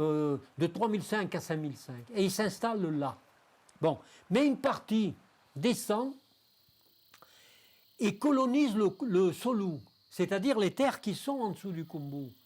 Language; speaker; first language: French; native; French